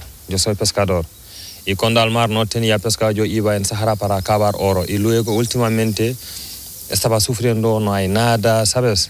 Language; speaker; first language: Spanish; non-native, learner; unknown